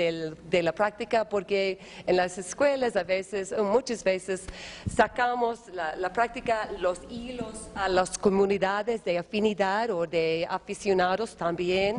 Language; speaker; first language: Spanish; non-native, fluent; English